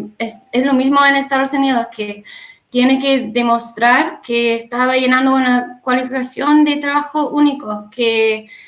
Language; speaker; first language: Spanish; non-native, learner; English